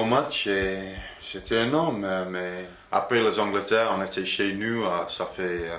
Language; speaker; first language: French; non-native, fluent; English